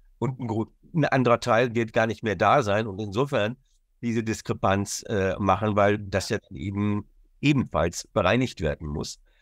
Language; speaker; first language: German; native; German